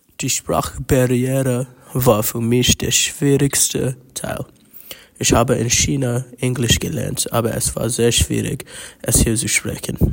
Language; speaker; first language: German; non-native, learner; Chinese